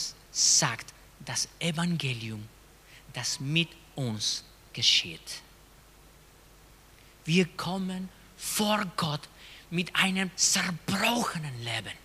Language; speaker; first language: German; non-native, fluent; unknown